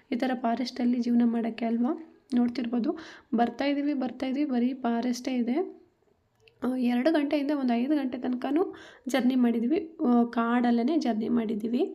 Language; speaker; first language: Kannada; non-native, local second language; Telugu